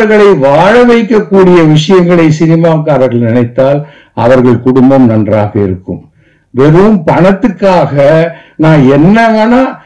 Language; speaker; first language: Tamil; native; Tamil